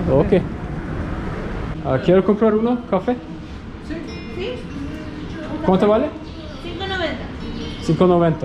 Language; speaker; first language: Spanish; non-native, learner; Turkish